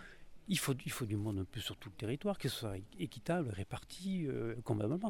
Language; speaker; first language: French; native; French